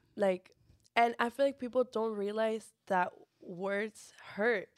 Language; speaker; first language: English; early bilingual, other home language; Spanish